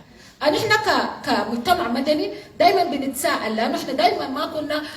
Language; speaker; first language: Arabic; native; Arabic